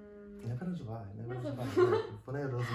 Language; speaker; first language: Ukrainian; non-native, learner; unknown